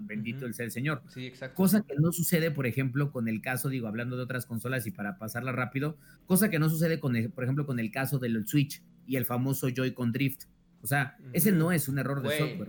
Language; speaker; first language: Spanish; native; Spanish